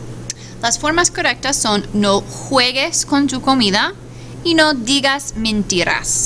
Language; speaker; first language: Spanish; non-native, fluent; English